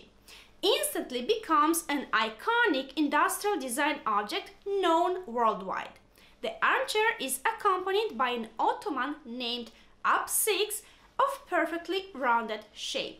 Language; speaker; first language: English; non-native, fluent; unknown